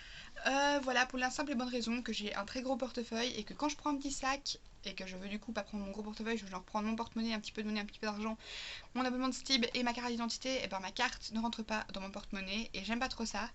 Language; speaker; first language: French; native; French